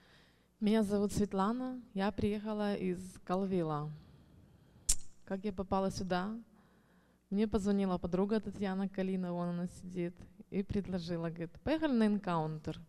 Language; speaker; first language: Russian; native; Russian